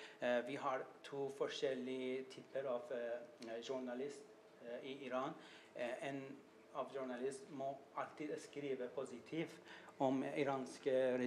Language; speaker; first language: Norwegian; non-native, learner; Persian